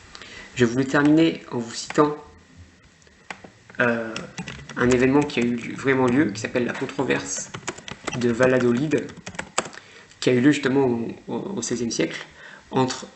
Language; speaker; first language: French; native; French